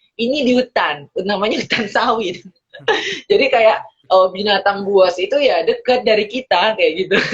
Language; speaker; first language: Indonesian; early bilingual, heritage; Indonesian